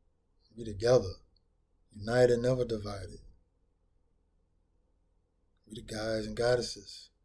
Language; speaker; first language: English; native; English